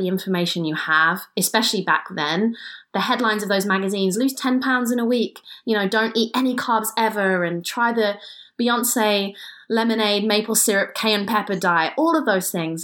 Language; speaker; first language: English; native; English